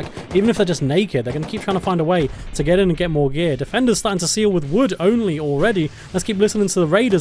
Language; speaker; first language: English; native; English